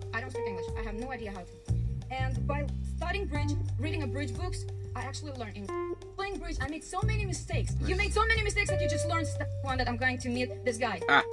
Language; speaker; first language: English; non-native, learner; Russian